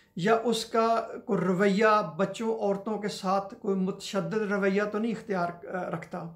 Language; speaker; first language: Urdu; non-native, local second language; Punjabi